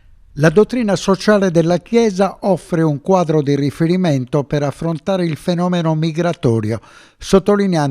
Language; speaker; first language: Italian; native; Italian